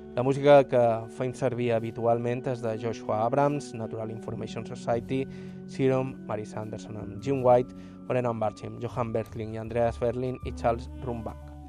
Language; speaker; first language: Catalan; native; Catalan